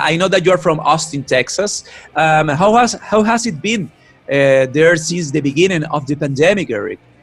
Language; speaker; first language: English; non-native, fluent; Spanish